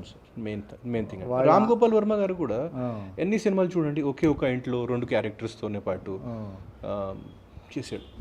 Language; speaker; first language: Telugu; non-native, fluent; Hindi